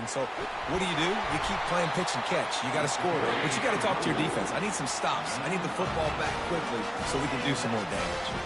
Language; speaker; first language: English; native; English